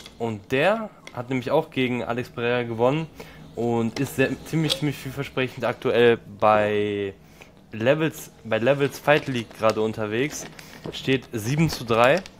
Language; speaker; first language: German; native; German